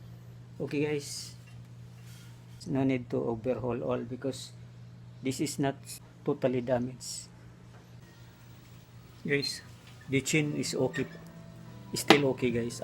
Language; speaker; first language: English; non-native, local second language; Filipino